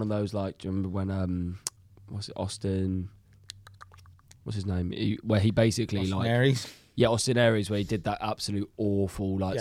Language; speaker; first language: English; native; English